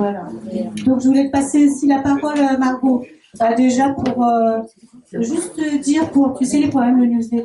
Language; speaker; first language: French; native; French